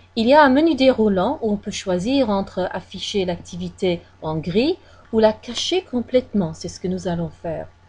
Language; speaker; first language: French; non-native, fluent; English